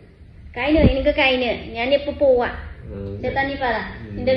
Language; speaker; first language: Malayalam; non-native, learner; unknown